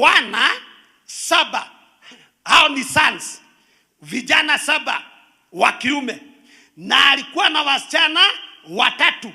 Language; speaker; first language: Swahili; non-native, local second language; Kikuyu